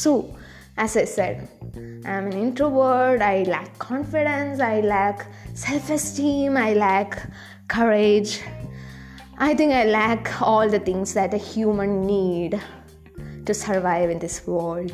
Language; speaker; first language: English; non-native, local second language; Malayalam